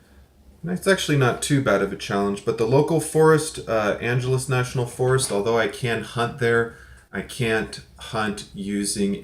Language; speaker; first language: English; native; English